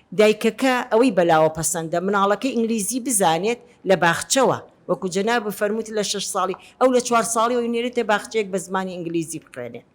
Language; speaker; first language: Central Kurdish; native; Central Kurdish